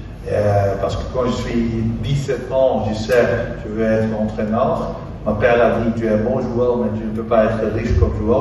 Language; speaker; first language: French; non-native, fluent; Dutch